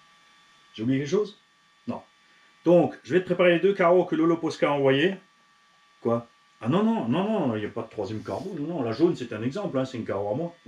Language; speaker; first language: French; native; French